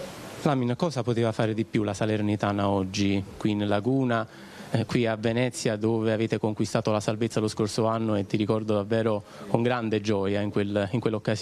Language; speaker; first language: Italian; native; Italian